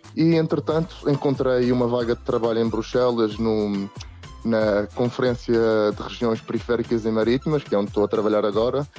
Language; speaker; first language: Portuguese; native; Portuguese